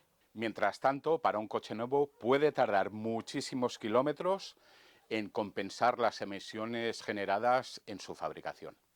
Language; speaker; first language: Spanish; native; Spanish